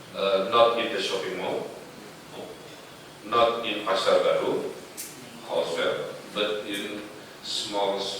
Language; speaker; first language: English; non-native, fluent; Indonesian